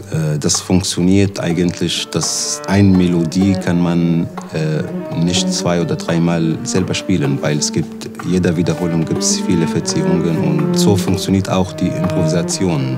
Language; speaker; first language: German; non-native, learner; Arabic